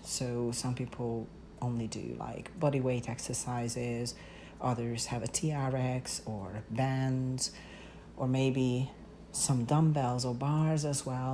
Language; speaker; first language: English; non-native, fluent; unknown